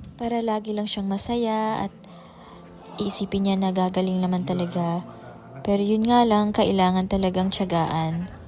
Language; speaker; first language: Filipino; native; Filipino